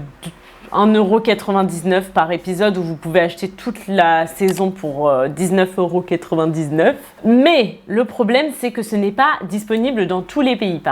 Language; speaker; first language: French; native; French